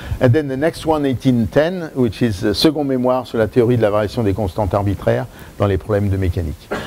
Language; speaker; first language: French; native; French